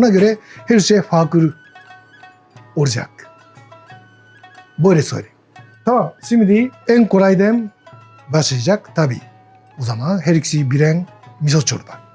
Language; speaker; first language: Turkish; non-native, learner; Japanese